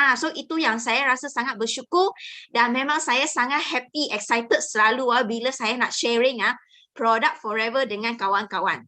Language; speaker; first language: Malay; non-native, local second language; Chinese